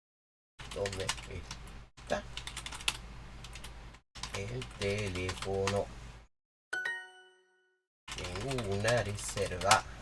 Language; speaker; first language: Spanish; non-native, learner; English